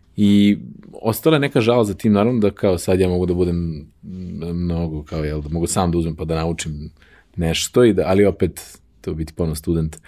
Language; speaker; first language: Serbian; native; Serbian